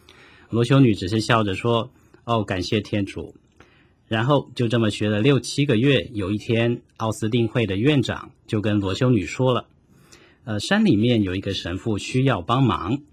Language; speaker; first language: Chinese; native; Chinese